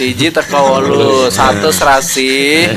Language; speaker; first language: Indonesian; native; Indonesian